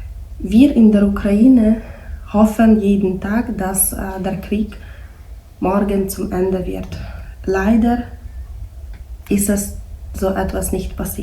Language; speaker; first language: German; early bilingual, heritage; German